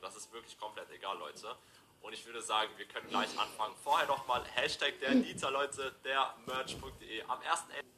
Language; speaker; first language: German; native; German